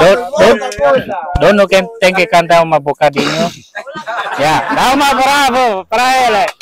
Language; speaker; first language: Portuguese; non-native, learner; Vietnamese